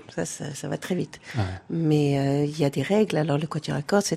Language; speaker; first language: French; native; French